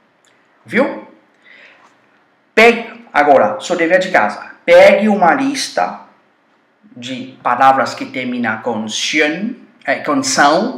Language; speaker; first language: Portuguese; non-native, fluent; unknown